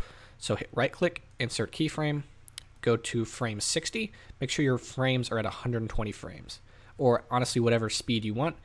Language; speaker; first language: English; native; English